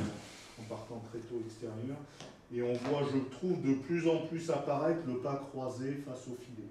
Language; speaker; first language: French; native; French